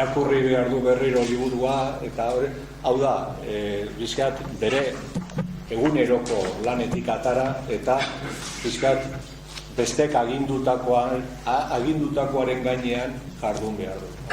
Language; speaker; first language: Basque; native; Basque